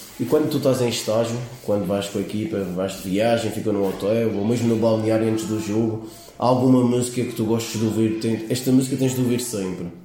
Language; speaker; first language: Portuguese; native; Portuguese